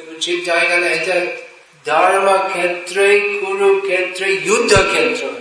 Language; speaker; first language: Bangla; non-native, fluent; English